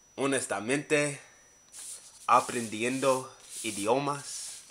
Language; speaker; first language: Spanish; non-native, learner; English